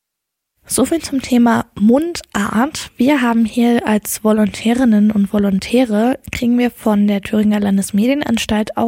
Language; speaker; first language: German; native; German